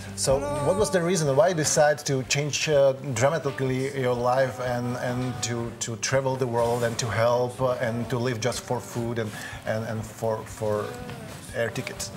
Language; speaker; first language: English; non-native, learner; Slovak